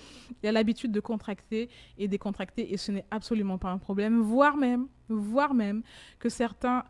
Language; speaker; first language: French; native; French